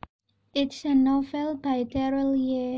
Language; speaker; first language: English; non-native, learner; Indonesian